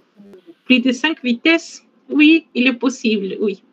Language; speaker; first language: French; non-native, fluent; Spanish